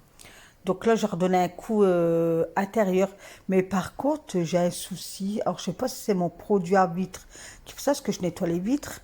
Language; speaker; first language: French; native; French